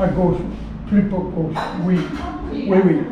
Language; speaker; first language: French; non-native, learner; Danish